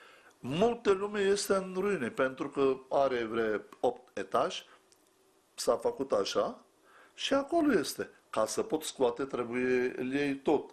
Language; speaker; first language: Romanian; non-native, fluent; Turkish